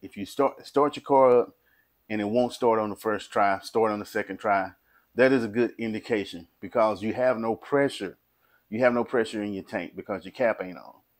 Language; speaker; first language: English; native; English